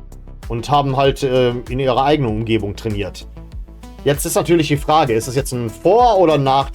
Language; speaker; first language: German; native; German